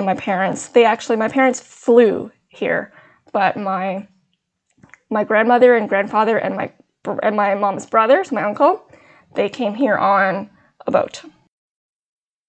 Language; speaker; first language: English; early bilingual, other home language; Min Nan Chinese